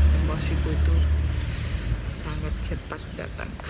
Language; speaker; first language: Indonesian; non-native, fluent; Spanish